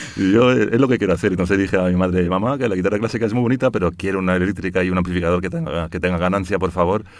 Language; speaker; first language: Spanish; early bilingual, heritage; Spanish